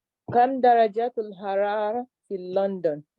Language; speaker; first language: Arabic; non-native, learner; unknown